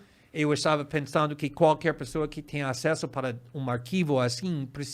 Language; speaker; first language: Portuguese; non-native, fluent; English